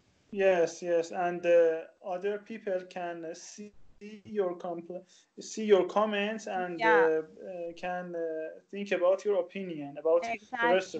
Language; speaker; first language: English; non-native, learner; Persian